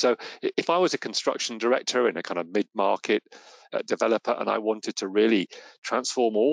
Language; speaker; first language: English; native; English